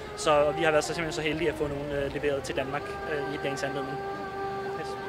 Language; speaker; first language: Danish; early bilingual, other home language; Bosnian